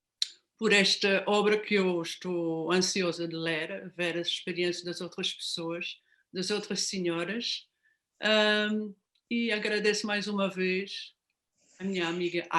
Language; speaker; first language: Portuguese; non-native, fluent; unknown